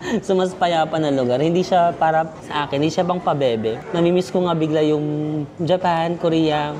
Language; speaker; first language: Filipino; non-native, local second language; Cebuano